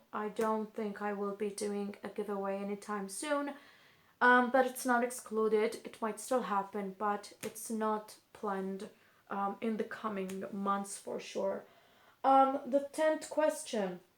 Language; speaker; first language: English; non-native, fluent; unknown